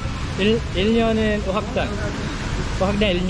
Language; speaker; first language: Korean; non-native, fluent; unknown